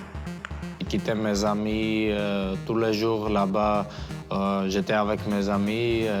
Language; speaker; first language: French; non-native, learner; Armenian